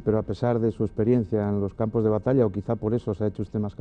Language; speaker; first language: Spanish; native; Spanish